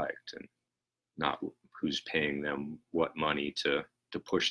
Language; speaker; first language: English; native; English